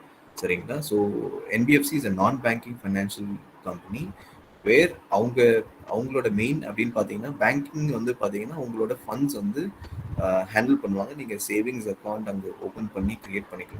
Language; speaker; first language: Tamil; native; Tamil